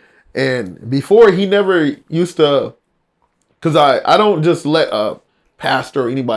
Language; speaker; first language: English; native; English